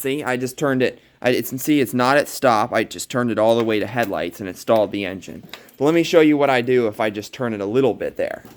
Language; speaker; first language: English; native; English